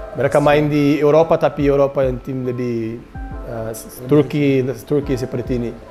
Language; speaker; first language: Indonesian; non-native, learner; Portuguese